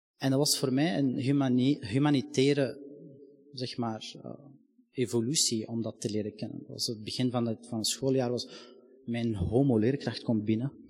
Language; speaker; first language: Dutch; non-native, fluent; Arabic